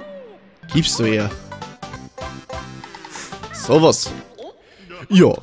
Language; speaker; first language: German; native; German